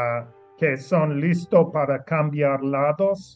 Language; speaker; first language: Spanish; non-native, learner; English